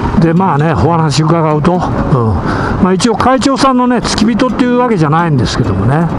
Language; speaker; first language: Japanese; native; Japanese